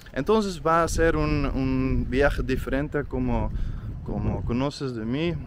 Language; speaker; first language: Spanish; non-native, learner; Dutch